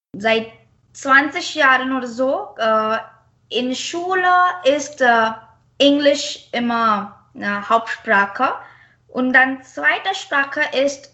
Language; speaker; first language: German; non-native, fluent; Marathi